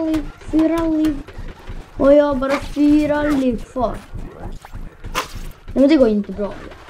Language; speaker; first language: Swedish; non-native, learner; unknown